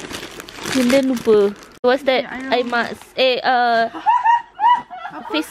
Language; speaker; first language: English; non-native, local second language; Malay